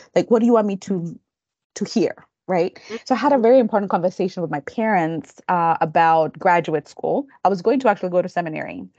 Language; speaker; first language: English; non-native, local second language; Kamba